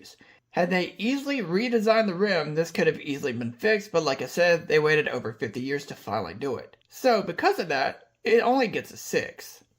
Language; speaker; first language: English; native; English